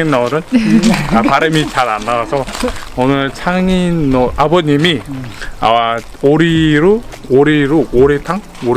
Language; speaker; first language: Korean; non-native, learner; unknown